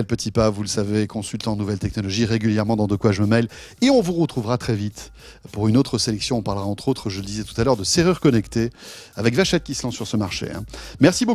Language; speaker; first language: French; native; French